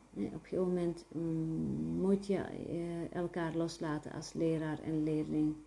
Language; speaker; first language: Dutch; early bilingual, other home language; Arabic